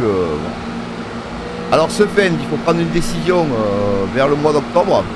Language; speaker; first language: French; native; French